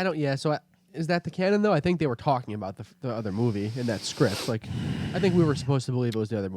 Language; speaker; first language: English; native; English